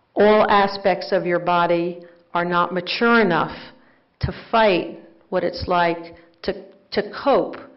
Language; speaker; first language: English; native; English